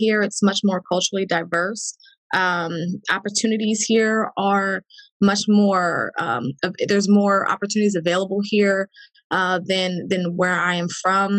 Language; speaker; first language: English; native; English